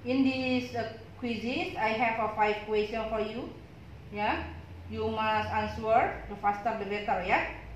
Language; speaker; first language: English; non-native, learner; Indonesian